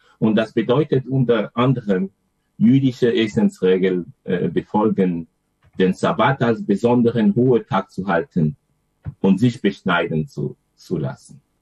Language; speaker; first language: German; non-native, fluent; French